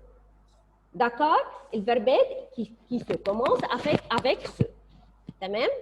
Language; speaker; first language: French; non-native, fluent; Arabic